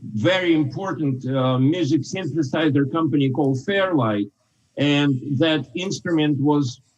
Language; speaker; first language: English; non-native, fluent; Russian